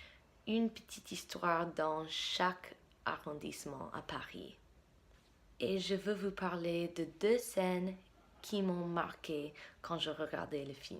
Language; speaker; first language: French; non-native, fluent; English